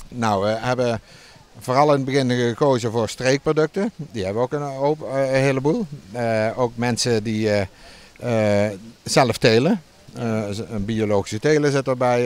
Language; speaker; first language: Dutch; native; Dutch